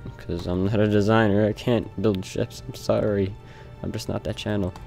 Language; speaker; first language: English; native; English